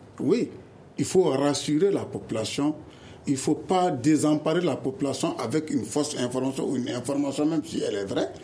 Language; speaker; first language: French; non-native, local second language; Bambara